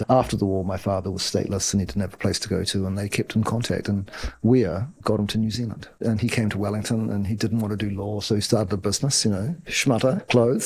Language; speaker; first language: English; native; English